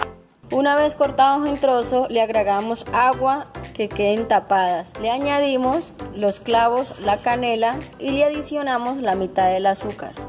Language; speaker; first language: Spanish; native; Spanish